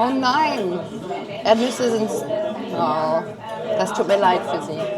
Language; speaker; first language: German; non-native, fluent; French